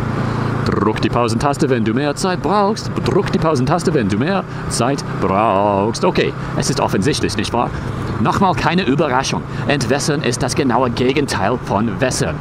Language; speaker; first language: German; non-native, fluent; English